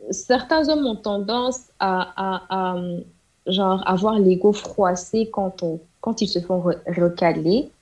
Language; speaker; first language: French; non-native, local second language; Wolof